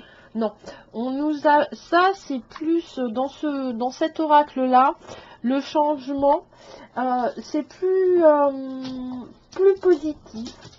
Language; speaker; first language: French; native; French